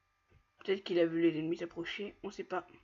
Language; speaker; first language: French; native; French